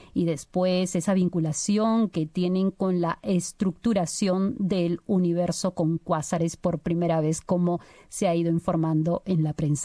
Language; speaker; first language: Spanish; native; Spanish